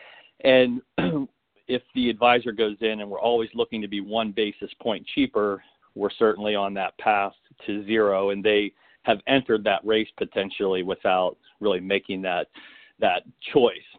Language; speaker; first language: English; native; English